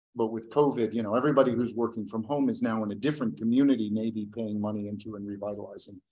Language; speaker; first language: English; native; English